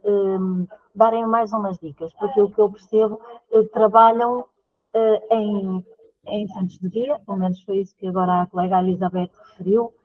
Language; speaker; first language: Portuguese; native; Portuguese